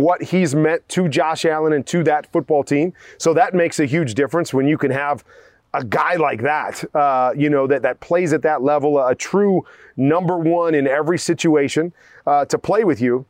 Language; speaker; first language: English; native; English